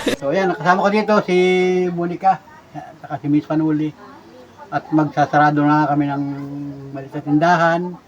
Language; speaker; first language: Filipino; native; Filipino